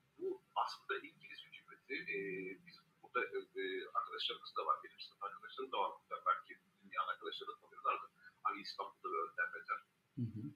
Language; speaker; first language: Turkish; native; Turkish